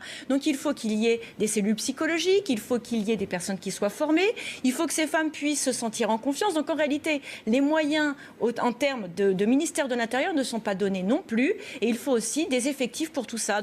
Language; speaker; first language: French; native; French